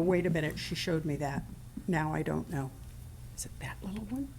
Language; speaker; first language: English; native; English